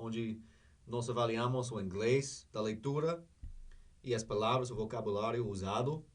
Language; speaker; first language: Portuguese; non-native, learner; English